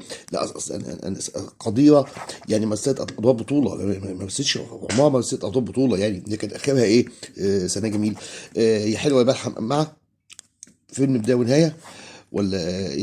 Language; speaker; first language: Arabic; native; Arabic